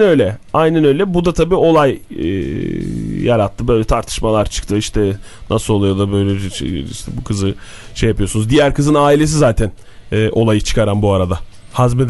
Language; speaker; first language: Turkish; native; Turkish